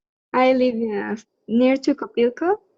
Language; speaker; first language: English; non-native, learner; Spanish